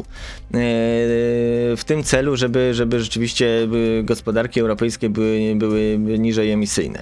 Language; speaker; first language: Polish; native; Polish